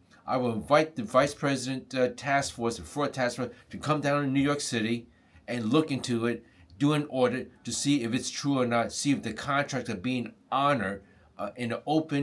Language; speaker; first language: English; non-native, fluent; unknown